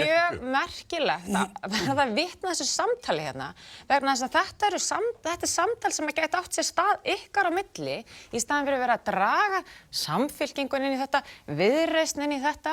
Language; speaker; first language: Icelandic; native; Icelandic